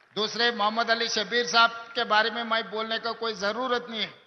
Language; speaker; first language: Hindi; non-native, local second language; Telugu